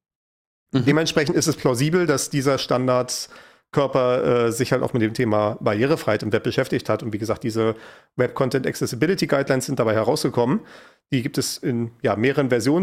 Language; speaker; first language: German; native; German